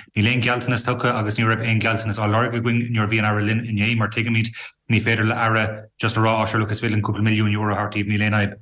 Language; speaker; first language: Irish; native; Irish